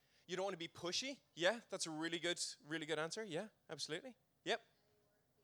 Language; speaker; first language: English; native; English